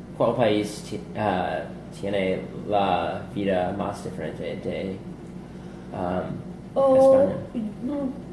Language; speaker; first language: Spanish; non-native, learner; English